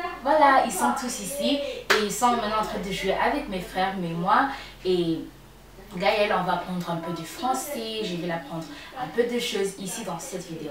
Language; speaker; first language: French; non-native, local second language; Kinyarwanda